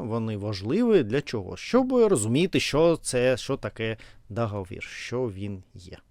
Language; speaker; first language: Ukrainian; non-native, learner; Russian